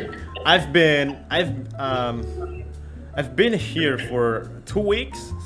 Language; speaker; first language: English; non-native, local second language; Filipino